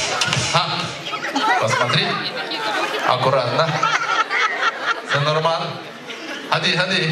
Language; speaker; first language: Russian; non-native, learner; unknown